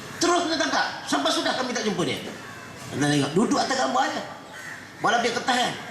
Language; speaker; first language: Malay; native; Malay